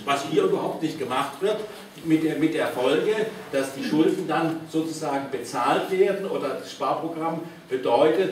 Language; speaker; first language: German; native; German